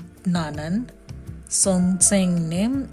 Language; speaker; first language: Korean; non-native, fluent; Hindi